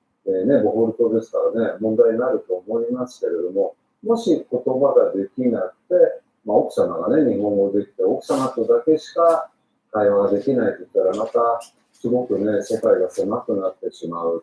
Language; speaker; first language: Japanese; native; Japanese